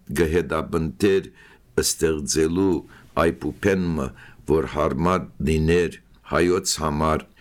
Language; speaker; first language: Armenian; early bilingual, heritage; Armenian